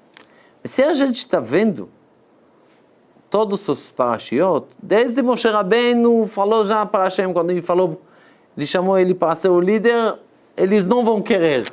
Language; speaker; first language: Portuguese; non-native, fluent; Hebrew